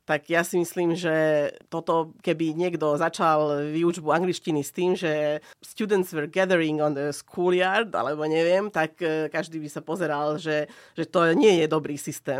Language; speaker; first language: Slovak; non-native, local second language; Hungarian